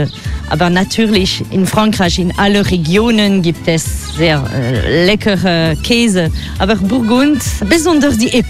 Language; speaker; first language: German; non-native, learner; French